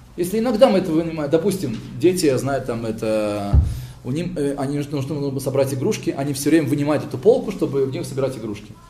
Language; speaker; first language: Russian; early bilingual, heritage; Hebrew